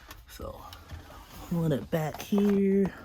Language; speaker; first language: English; native; English